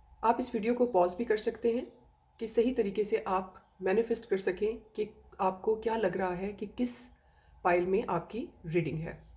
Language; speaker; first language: Hindi; native; Hindi